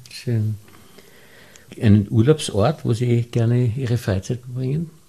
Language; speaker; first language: German; native; German